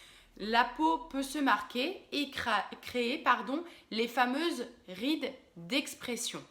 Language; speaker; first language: French; native; French